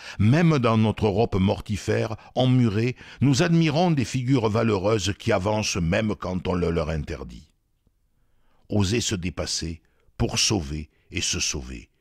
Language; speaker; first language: French; native; French